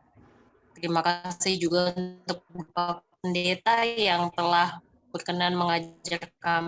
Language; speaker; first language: Indonesian; native; Indonesian